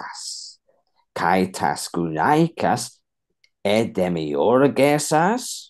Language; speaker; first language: Greek; non-native, fluent; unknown